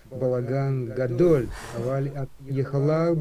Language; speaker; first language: Hebrew; non-native, learner; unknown